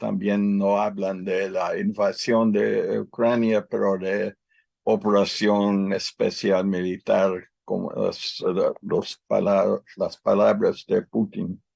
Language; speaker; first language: Spanish; non-native, learner; English